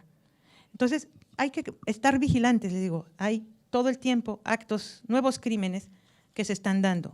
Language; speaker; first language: Spanish; native; Spanish